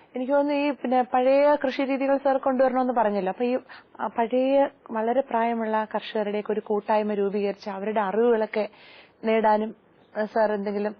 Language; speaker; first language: Malayalam; native; Malayalam